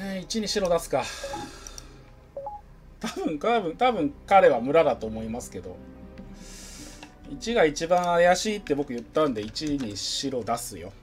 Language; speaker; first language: Japanese; native; Japanese